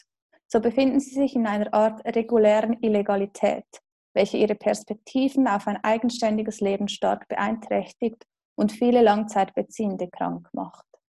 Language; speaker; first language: German; native; German